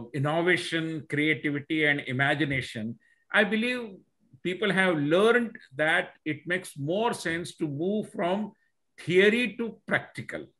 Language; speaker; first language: English; non-native, local second language; Marathi